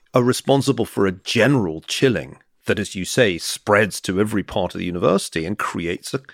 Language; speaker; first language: English; native; English